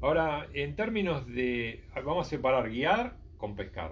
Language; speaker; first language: Spanish; native; Spanish